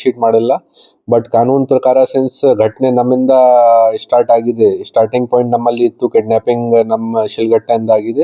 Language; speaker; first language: Kannada; non-native, local second language; Hindi